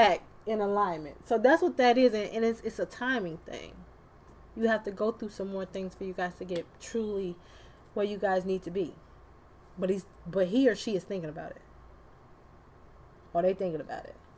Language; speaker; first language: English; native; English